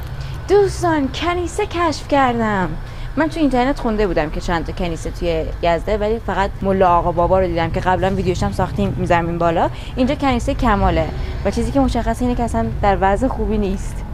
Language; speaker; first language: Persian; native; Persian